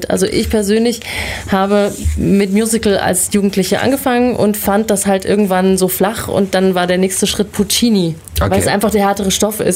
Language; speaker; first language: German; native; German